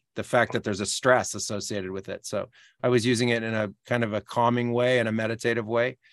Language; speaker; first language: English; native; English